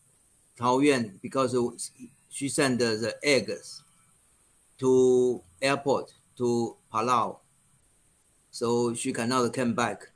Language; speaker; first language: English; non-native, fluent; Chinese